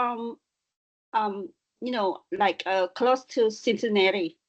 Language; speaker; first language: English; non-native, learner; Thai